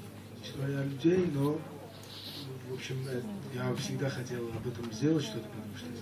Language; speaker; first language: Russian; non-native, local second language; Georgian